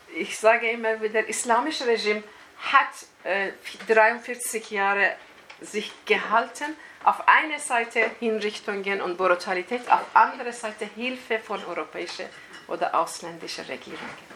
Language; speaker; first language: German; non-native, fluent; Persian